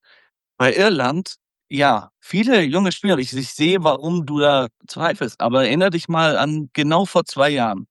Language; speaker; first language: German; native; German